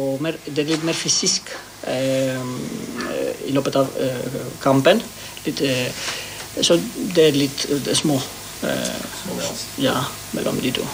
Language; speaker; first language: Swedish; non-native, learner; Greek